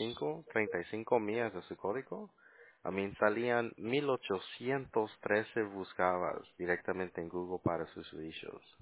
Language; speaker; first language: Spanish; early bilingual, heritage; Spanish